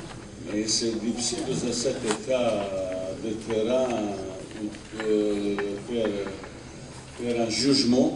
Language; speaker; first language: French; non-native, fluent; Bosnian